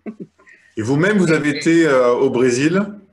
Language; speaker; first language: French; native; French